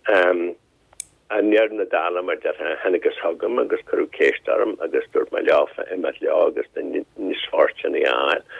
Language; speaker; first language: Irish; non-native, local second language; English